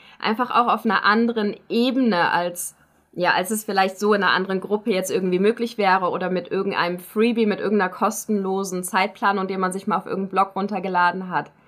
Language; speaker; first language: German; native; German